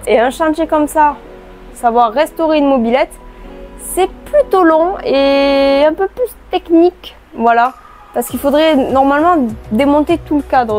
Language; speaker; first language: French; native; French